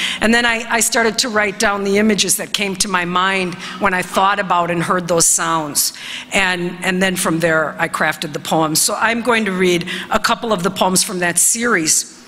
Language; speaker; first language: English; early bilingual, other home language; Spanish